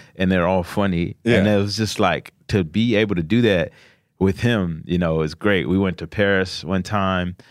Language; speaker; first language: English; native; English